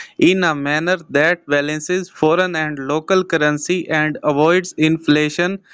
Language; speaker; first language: English; non-native, local second language; Urdu